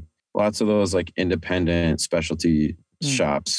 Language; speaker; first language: English; native; English